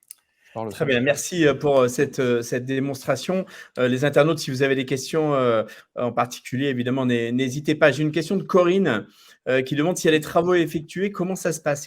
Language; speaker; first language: French; native; French